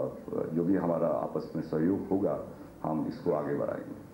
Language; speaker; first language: Hindi; native; Hindi